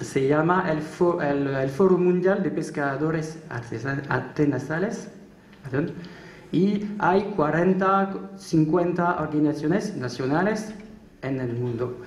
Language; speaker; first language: Spanish; non-native, learner; French